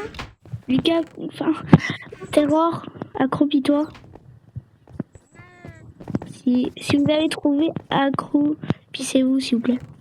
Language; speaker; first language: French; native; French